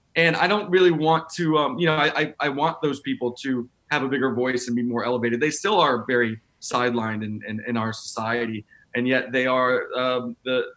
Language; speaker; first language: English; native; English